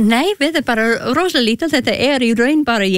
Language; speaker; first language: Icelandic; non-native, learner; English